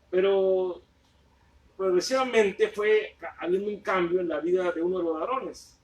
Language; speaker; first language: Spanish; native; Spanish